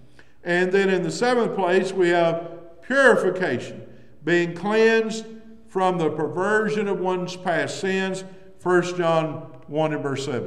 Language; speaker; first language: English; native; English